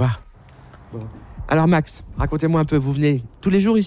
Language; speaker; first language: French; native; French